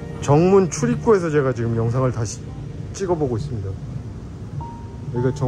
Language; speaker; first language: Korean; native; Korean